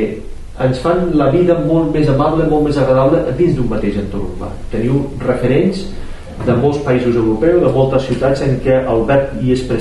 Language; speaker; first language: Catalan; native; Catalan